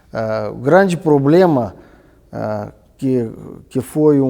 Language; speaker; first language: Portuguese; non-native, fluent; Russian